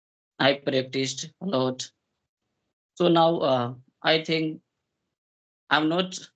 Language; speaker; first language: English; non-native, local second language; Hindi